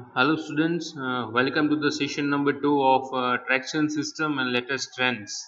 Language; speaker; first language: English; non-native, local second language; Gujarati